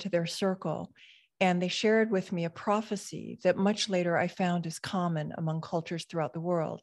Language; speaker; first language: English; native; English